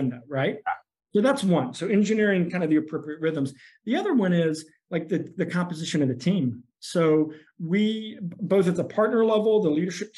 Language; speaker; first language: English; native; English